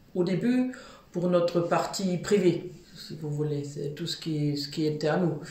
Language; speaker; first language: French; non-native, fluent; German